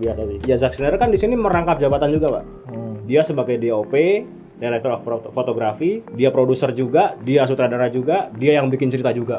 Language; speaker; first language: Indonesian; native; Indonesian